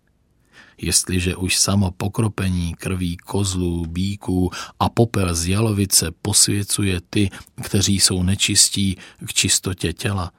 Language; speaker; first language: Czech; native; Czech